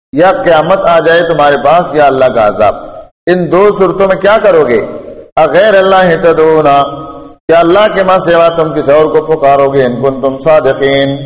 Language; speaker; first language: Urdu; non-native, local second language; Pashto